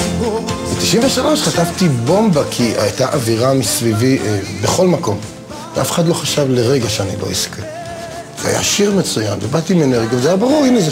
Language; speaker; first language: Hebrew; native; Hebrew